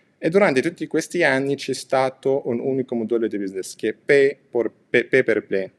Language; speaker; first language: Italian; non-native, fluent; Arabic